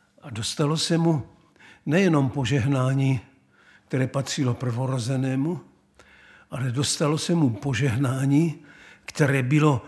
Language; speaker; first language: Czech; native; Czech